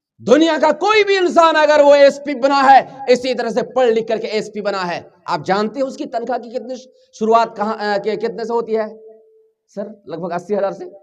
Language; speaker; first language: Urdu; native; Urdu